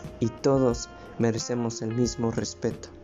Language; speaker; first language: Spanish; native; Spanish